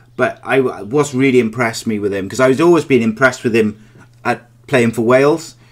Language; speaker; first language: English; native; English